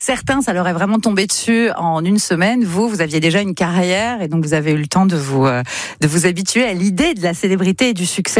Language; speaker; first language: French; native; French